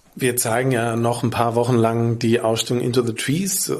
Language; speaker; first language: German; native; German